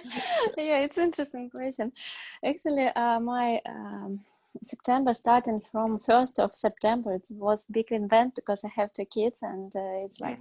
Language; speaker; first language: English; non-native, learner; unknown